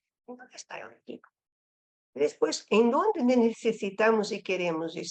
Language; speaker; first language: Spanish; non-native, local second language; Portuguese